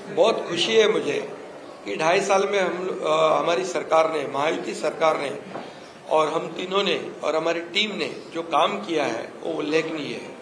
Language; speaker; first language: Hindi; non-native, local second language; Marathi